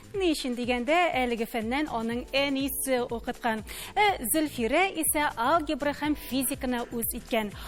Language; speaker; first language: Tatar; native; Tatar